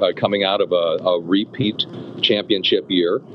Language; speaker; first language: English; native; English